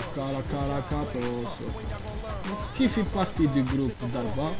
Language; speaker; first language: French; non-native, local second language; Arabic